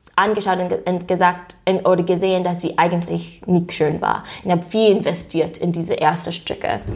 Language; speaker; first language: German; non-native, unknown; English